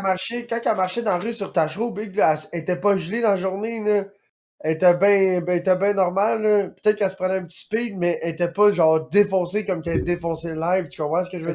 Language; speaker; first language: French; native; French